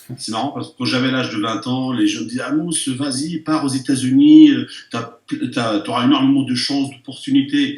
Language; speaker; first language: French; early bilingual, other home language; Arabic